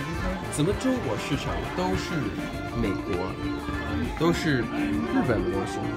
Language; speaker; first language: Chinese; non-native, fluent; English